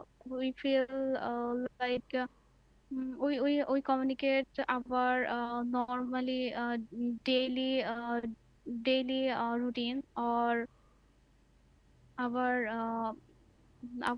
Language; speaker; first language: English; non-native, learner; Bangla